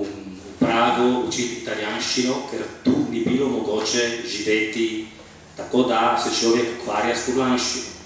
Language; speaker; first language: Slovenian; non-native, fluent; Italian